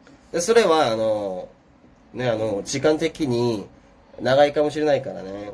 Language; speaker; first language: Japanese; non-native, fluent; Korean